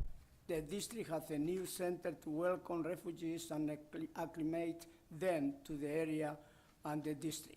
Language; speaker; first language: English; non-native, fluent; Spanish